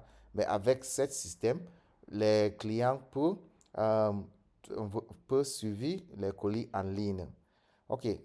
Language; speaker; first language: French; non-native, fluent; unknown